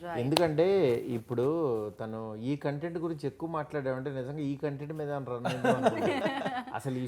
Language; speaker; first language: Telugu; native; Telugu